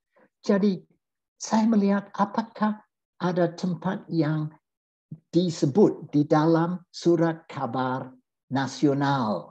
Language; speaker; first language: Indonesian; non-native, fluent; English